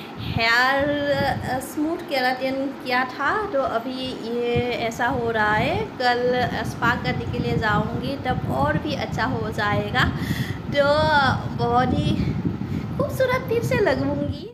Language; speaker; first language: Hindi; non-native, local second language; Assamese